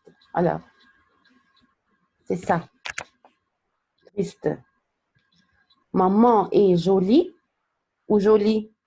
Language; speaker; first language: French; non-native, fluent; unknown